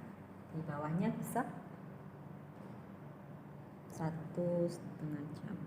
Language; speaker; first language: Indonesian; native; Indonesian